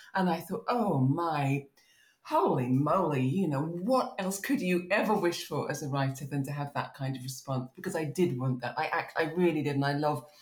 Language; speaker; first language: English; native; English